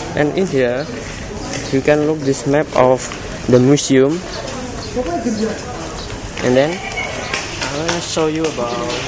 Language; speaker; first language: English; non-native, learner; Indonesian